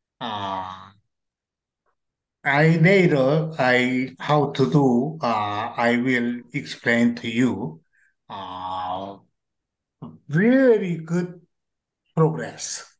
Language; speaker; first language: English; non-native, learner; Korean